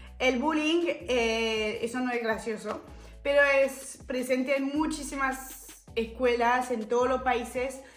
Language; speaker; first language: Spanish; non-native, fluent; French